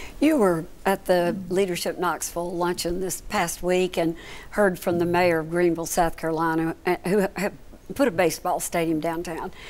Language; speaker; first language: English; native; English